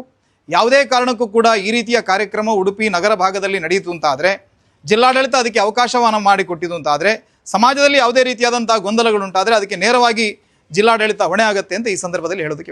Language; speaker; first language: Kannada; native; Kannada